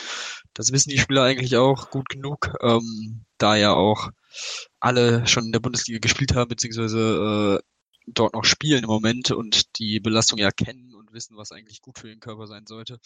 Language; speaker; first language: German; native; German